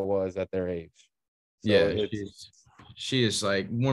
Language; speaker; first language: English; native; English